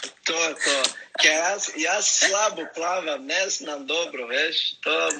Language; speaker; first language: Slovenian; non-native, learner; Portuguese